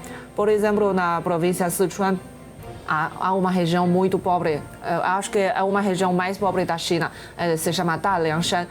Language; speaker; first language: Portuguese; non-native, fluent; Chinese